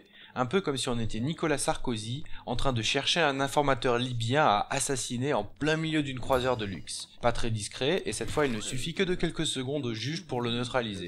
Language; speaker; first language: French; native; French